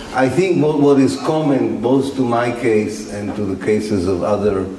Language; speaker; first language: English; non-native, fluent; Arabic